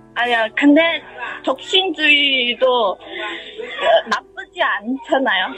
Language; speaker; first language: Korean; non-native, learner; Chinese